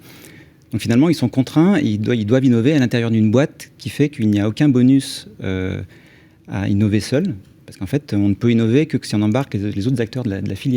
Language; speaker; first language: French; native; French